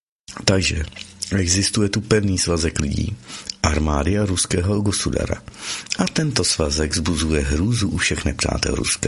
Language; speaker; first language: Czech; native; Czech